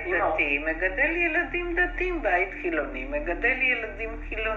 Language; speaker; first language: Hebrew; non-native, fluent; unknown